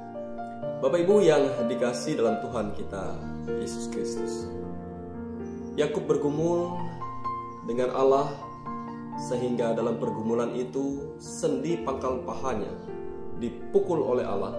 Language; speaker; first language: Indonesian; native; Indonesian